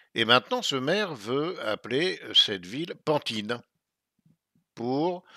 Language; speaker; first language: French; native; French